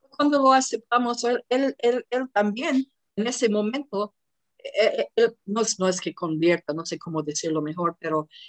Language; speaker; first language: Spanish; non-native, fluent; English